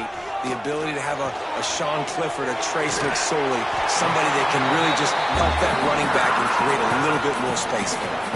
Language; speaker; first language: English; native; English